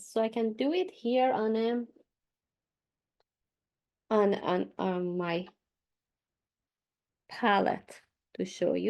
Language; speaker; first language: English; non-native, fluent; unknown